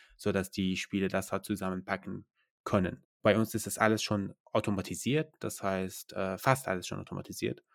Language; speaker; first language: German; non-native, fluent; Persian